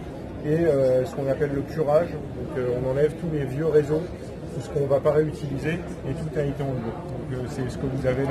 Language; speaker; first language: French; native; French